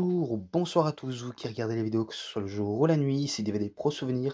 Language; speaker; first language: French; native; French